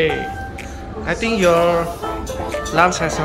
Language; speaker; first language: English; non-native, learner; Indonesian